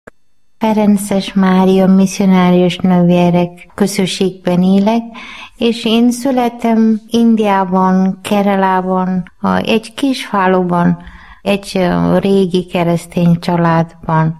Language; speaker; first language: Hungarian; non-native, learner; Malayalam